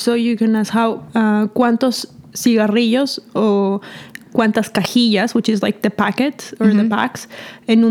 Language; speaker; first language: Spanish; early bilingual, heritage; English